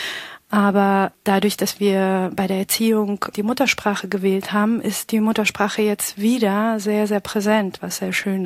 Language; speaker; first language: German; early bilingual, other home language; Pashto